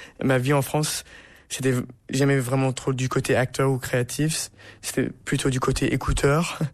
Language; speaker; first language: French; early bilingual, heritage; English